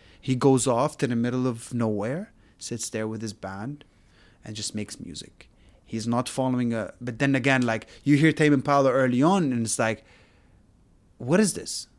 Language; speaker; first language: English; non-native, fluent; Arabic